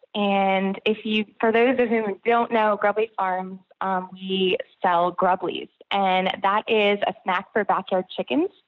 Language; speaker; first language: English; native; English